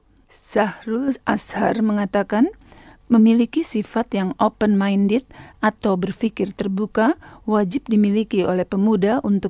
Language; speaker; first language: Indonesian; native; Indonesian